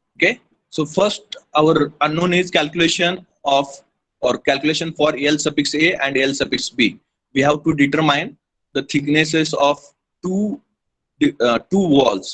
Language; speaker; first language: English; non-native, local second language; Hindi